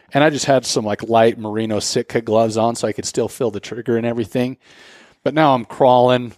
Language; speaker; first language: English; native; English